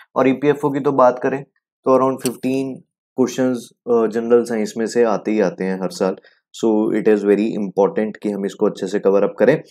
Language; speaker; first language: Hindi; native; Hindi